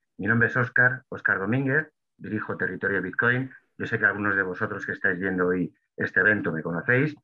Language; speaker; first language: Spanish; native; Spanish